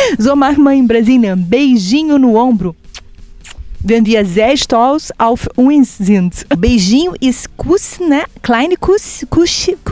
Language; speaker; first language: German; non-native, fluent; Portuguese